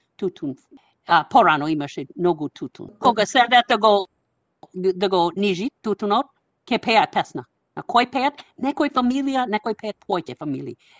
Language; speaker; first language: Macedonian; non-native, fluent; English